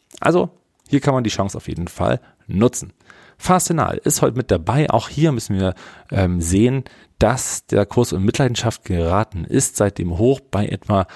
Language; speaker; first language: German; native; German